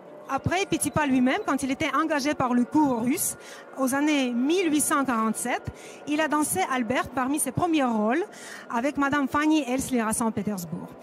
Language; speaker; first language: French; non-native, fluent; Russian